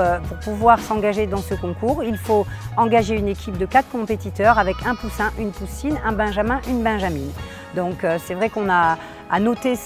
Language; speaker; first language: French; native; French